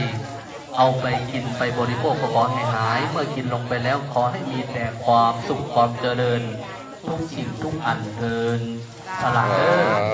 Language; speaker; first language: Thai; non-native, local second language; Lao